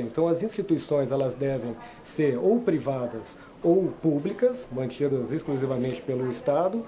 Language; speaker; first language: Portuguese; native; Portuguese